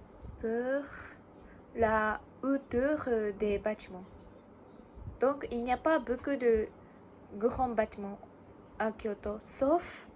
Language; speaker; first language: French; non-native, learner; Japanese